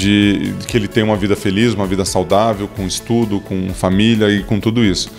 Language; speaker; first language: Portuguese; native; Portuguese